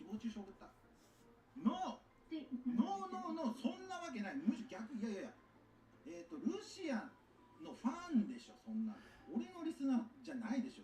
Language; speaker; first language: Japanese; native; Japanese